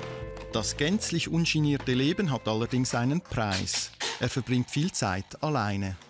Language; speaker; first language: German; native; German